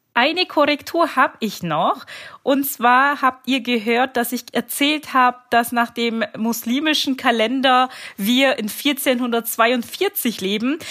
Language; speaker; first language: German; early bilingual, other home language; Turkish